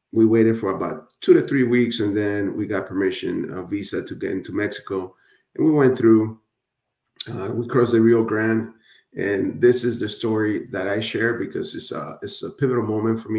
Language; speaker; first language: English; early bilingual, other home language; Spanish